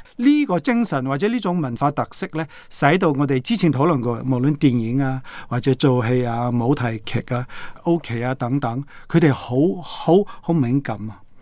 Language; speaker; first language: Cantonese; non-native, fluent; Korean